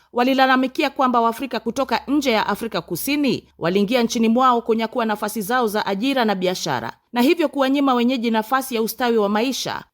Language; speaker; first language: Swahili; non-native, local second language; Kikuyu